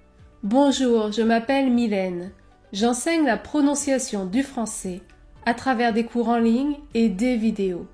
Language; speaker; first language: French; native; French